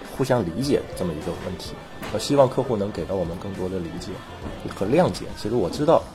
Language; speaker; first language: Chinese; native; Chinese